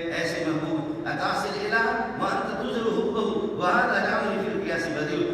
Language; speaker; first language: Urdu; non-native, local second language; Baluchi